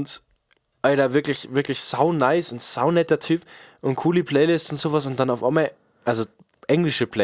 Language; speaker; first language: German; native; German